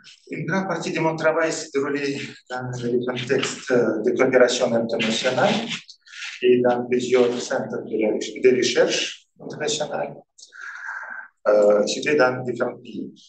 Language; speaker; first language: French; non-native, fluent; Russian